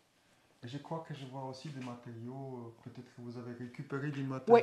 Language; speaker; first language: French; non-native, fluent; German